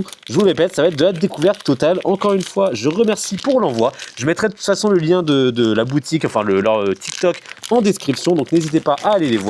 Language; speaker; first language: French; native; French